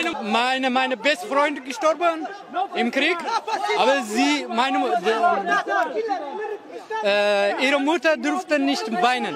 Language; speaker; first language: German; non-native, learner; Tigrinya